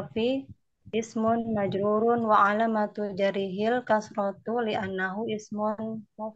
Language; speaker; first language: Arabic; non-native, learner; Indonesian